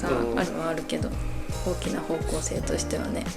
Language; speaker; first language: Japanese; native; Japanese